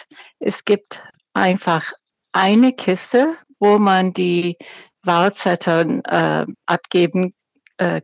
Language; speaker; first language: German; non-native, fluent; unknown